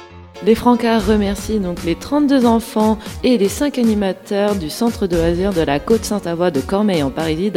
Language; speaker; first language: French; native; French